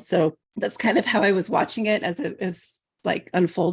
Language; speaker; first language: English; native; English